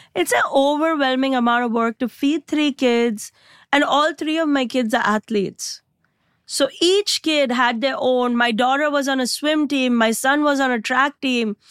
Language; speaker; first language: English; non-native, local second language; Gujarati